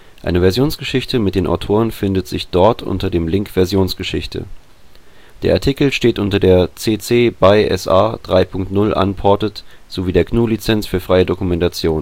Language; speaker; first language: German; native; German